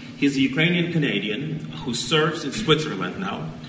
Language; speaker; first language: English; non-native, fluent; Ukrainian